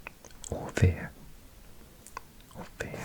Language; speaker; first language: Norwegian; non-native, learner; English